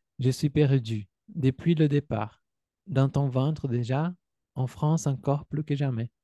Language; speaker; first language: French; non-native, fluent; Portuguese